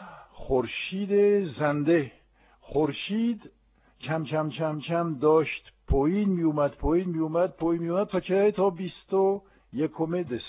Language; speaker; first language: Persian; non-native, fluent; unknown